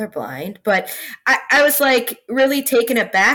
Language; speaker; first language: English; native; English